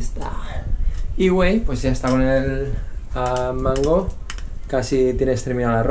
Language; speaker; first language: Spanish; native; Spanish